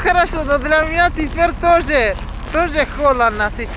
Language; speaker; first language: Russian; non-native, learner; Italian